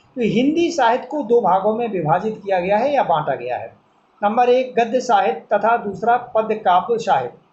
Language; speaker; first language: Hindi; native; Hindi